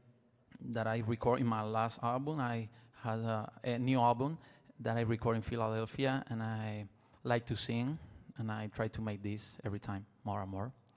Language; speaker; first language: English; non-native, learner; Spanish